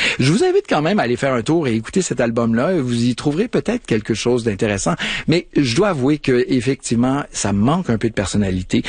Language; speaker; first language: French; native; French